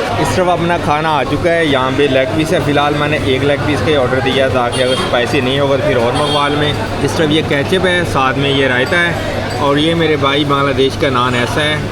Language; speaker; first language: Urdu; native; Urdu